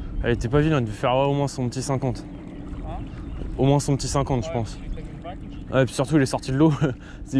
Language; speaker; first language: French; native; French